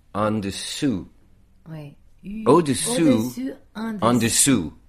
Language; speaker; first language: French; non-native, fluent; English